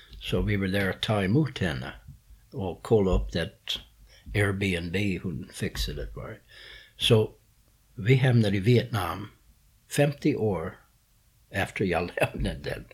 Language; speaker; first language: Swedish; non-native, fluent; English